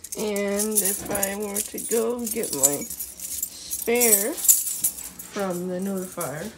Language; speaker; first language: English; native; English